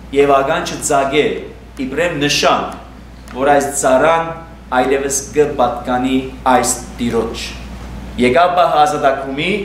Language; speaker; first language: Armenian; early bilingual, heritage; Armenian